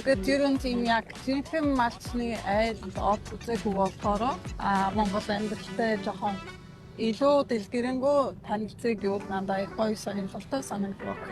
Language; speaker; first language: Mongolian; non-native, fluent; Polish